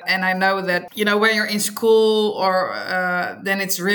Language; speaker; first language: English; non-native, fluent; Dutch